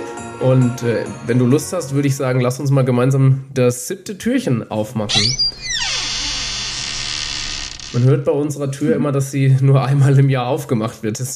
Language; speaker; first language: German; native; German